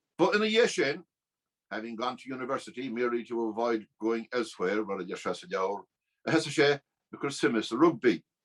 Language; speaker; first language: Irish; native; Irish